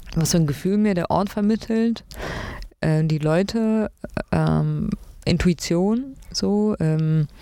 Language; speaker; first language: German; early bilingual, other home language; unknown